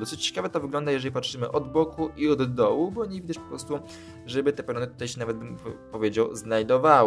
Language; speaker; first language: Polish; native; Polish